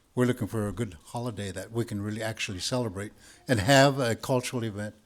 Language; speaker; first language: English; early bilingual, other home language; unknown